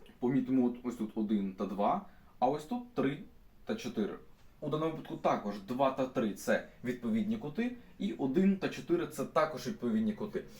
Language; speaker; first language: Ukrainian; non-native, local second language; Russian